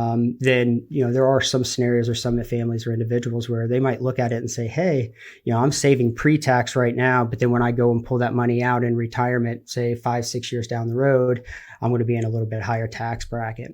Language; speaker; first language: English; native; English